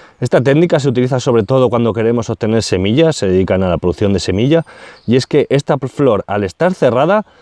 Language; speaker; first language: Spanish; native; Spanish